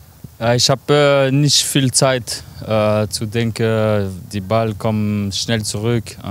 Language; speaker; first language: German; non-native, learner; French